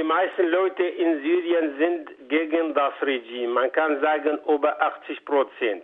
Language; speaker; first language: German; non-native, fluent; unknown